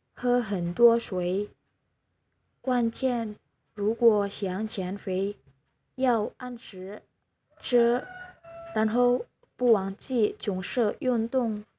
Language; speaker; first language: Chinese; non-native, learner; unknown